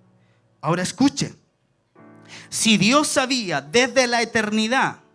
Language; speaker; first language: Spanish; native; Spanish